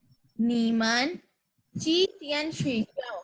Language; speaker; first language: Chinese; non-native, fluent; Hindi